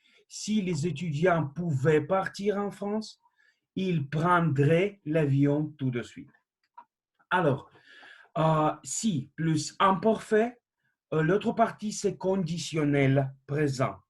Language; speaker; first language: French; non-native, fluent; Russian